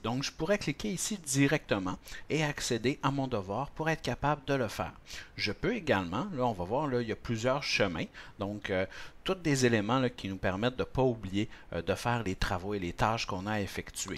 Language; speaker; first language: French; native; French